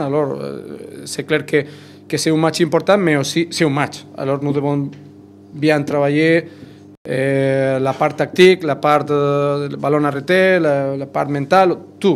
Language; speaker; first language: French; non-native, fluent; Spanish